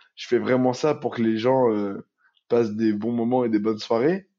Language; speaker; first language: French; native; French